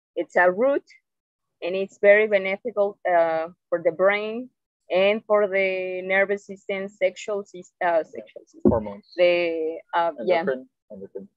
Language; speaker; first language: English; non-native, fluent; Spanish